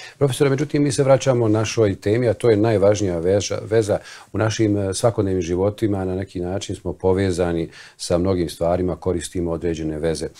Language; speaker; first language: Bosnian; native; Bosnian